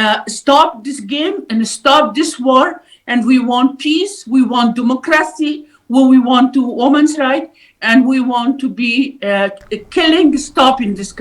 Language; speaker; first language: English; non-native, learner; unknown